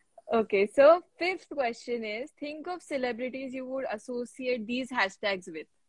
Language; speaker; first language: English; non-native, local second language; Marathi